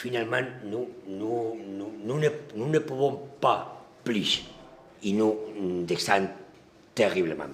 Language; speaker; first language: French; non-native, learner; Spanish